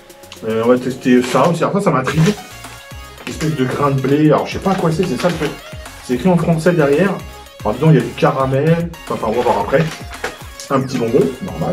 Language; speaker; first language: French; native; French